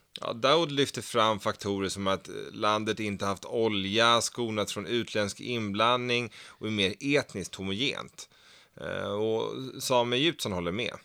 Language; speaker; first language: Swedish; native; Swedish